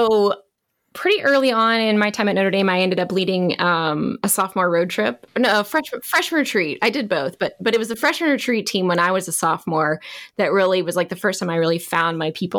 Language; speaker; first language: English; native; English